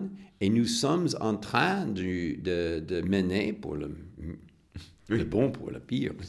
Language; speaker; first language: French; non-native, fluent; English